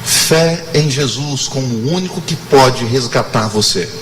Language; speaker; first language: Portuguese; native; Portuguese